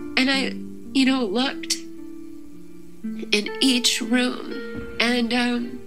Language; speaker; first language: English; native; English